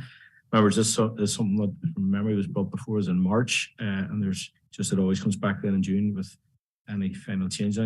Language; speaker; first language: English; native; English